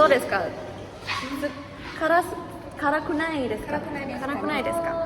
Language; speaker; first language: Japanese; non-native, learner; Thai